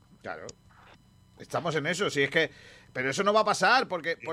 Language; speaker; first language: Spanish; native; Spanish